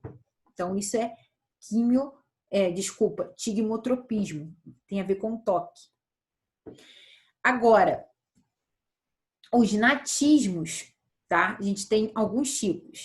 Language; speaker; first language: Portuguese; native; Portuguese